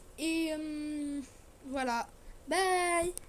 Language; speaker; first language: French; native; French